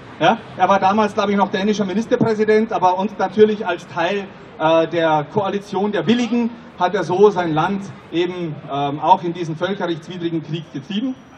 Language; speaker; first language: German; non-native, fluent; Czech